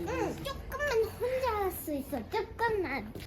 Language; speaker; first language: Korean; early bilingual, heritage; Korean